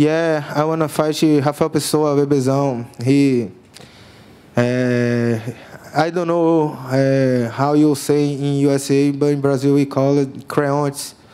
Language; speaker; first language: English; non-native, learner; Portuguese